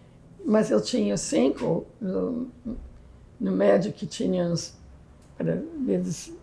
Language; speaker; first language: Portuguese; non-native, fluent; English